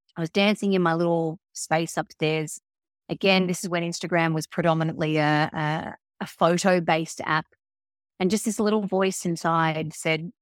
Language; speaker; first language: English; early bilingual, other home language; Filipino